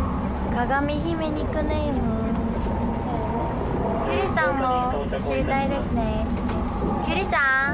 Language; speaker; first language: Japanese; non-native, learner; Korean